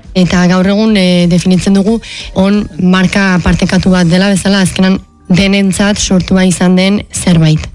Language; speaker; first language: Basque; native; Basque